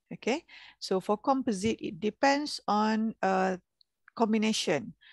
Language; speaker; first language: English; non-native, local second language; Malay